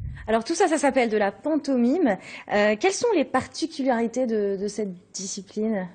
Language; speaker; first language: French; native; French